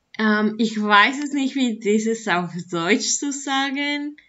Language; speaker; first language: German; non-native, learner; Spanish